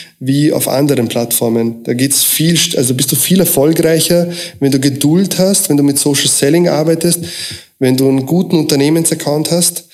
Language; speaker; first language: German; early bilingual, other home language; Croatian